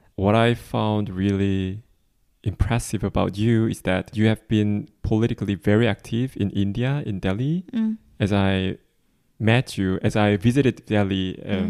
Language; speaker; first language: English; non-native, fluent; Korean